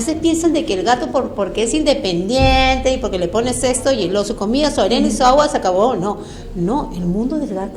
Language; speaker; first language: Spanish; native; Spanish